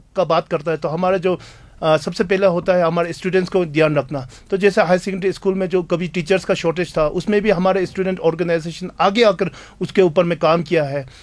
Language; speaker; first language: Hindi; non-native, local second language; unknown